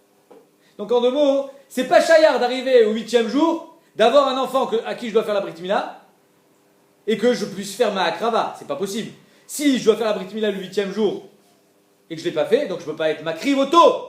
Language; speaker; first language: French; native; French